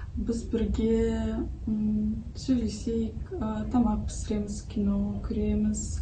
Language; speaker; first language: Kazakh; non-native, local second language; Russian